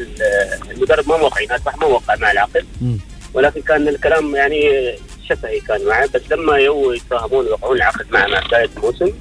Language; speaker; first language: Arabic; native; Arabic